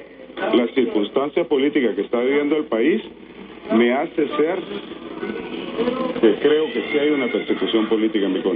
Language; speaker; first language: Spanish; native; Spanish